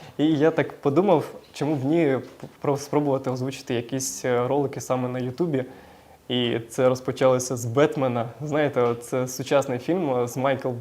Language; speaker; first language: Ukrainian; native; Ukrainian